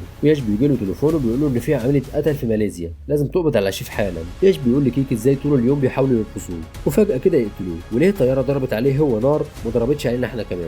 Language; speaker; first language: Arabic; native; Arabic